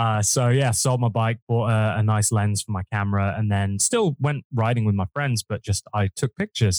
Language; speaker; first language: English; native; English